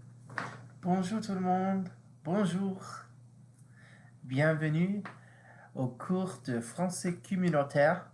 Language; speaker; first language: French; non-native, fluent; English